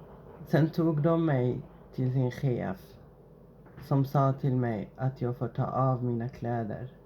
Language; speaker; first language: Swedish; non-native, fluent; Arabic